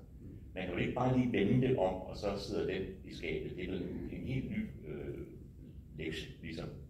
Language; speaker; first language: Danish; native; Danish